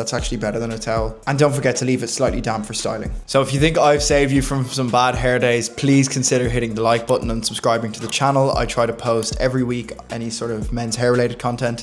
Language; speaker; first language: English; native; English